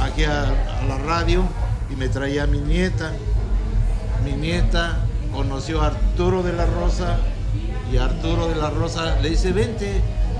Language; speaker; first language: Spanish; native; Spanish